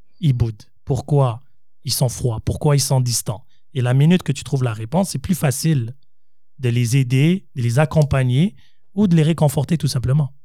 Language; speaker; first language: French; native; French